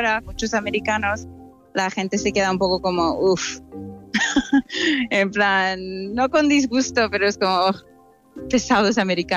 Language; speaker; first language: Spanish; non-native, fluent; English